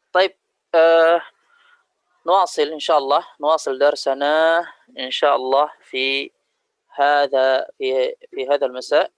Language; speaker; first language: Arabic; non-native, fluent; Indonesian